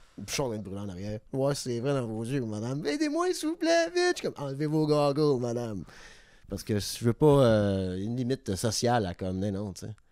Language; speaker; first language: French; native; French